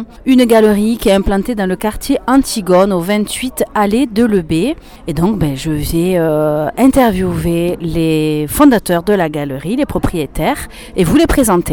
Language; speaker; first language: French; native; French